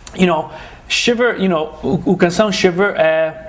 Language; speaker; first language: English; early bilingual, other home language; Portuguese